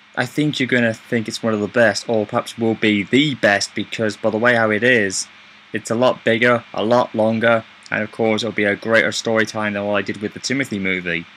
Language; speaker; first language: English; native; English